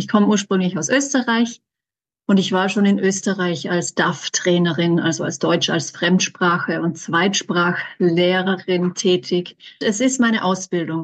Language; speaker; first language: German; native; German